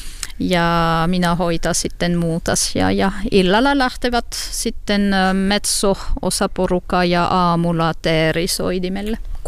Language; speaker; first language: Finnish; non-native, learner; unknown